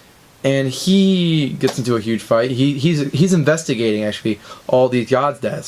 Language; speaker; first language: English; native; English